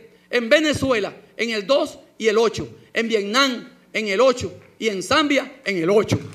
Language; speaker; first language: Spanish; native; Spanish